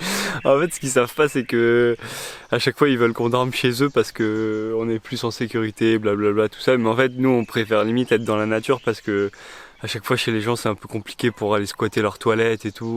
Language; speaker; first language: French; native; French